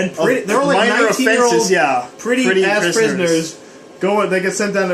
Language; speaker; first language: English; native; English